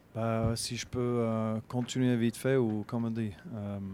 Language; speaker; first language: French; native; French